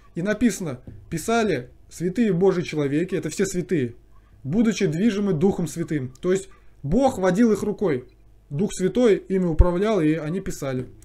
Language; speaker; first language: Russian; native; Russian